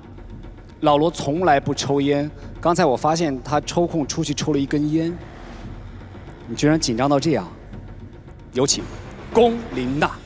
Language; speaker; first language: Chinese; native; Chinese